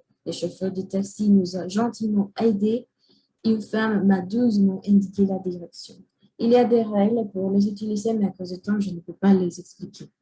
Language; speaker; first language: French; non-native, learner; Spanish